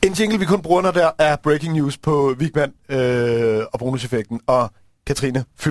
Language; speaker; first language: Danish; native; Danish